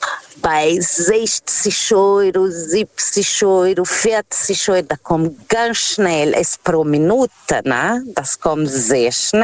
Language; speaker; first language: German; non-native, fluent; Portuguese